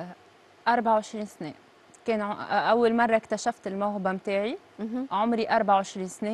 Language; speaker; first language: Arabic; native; Arabic